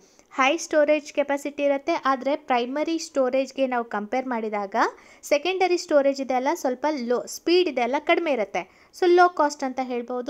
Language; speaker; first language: Kannada; native; Kannada